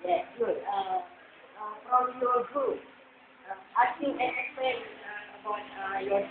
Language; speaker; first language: English; non-native, learner; Indonesian